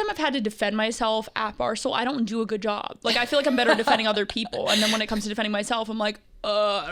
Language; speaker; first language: English; native; English